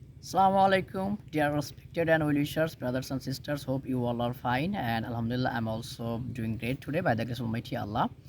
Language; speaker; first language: English; non-native, local second language; Bangla